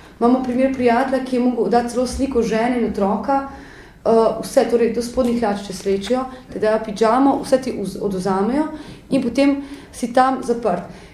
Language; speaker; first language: Slovenian; native; Slovenian